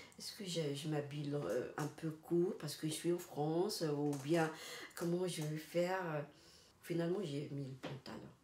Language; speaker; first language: French; non-native, local second language; Arabic